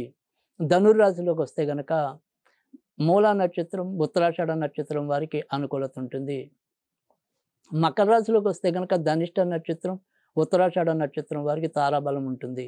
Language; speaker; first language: Telugu; native; Telugu